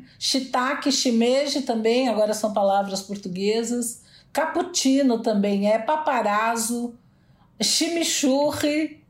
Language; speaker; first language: Portuguese; native; Portuguese